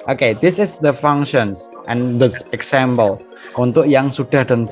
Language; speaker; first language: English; non-native, fluent; Indonesian